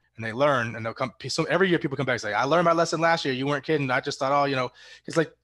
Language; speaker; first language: English; native; English